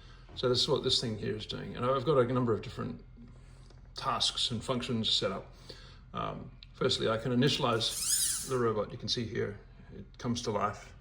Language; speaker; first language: English; native; English